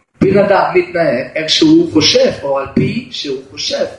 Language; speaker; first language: Hebrew; non-native, fluent; Russian